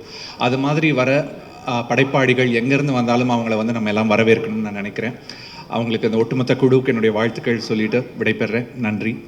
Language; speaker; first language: Tamil; native; Tamil